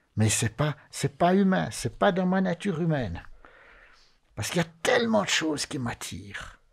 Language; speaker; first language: French; native; French